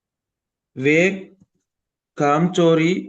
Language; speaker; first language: Hindi; non-native, learner; Telugu